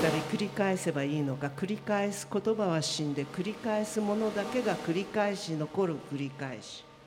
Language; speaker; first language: Japanese; native; Japanese